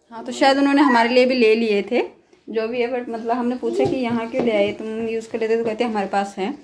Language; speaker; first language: Hindi; native; Hindi